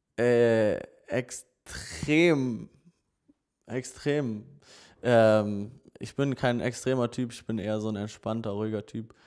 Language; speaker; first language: German; native; German